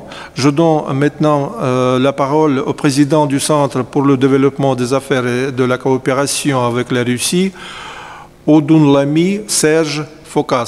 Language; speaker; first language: French; non-native, fluent; Russian